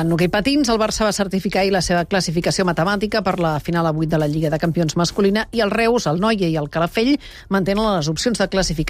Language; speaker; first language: Catalan; native; Catalan